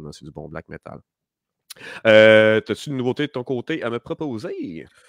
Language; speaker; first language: French; native; French